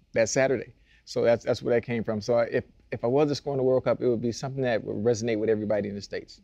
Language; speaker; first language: English; native; English